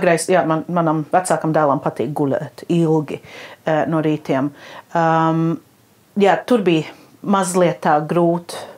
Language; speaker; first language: Latvian; early bilingual, heritage; Latvian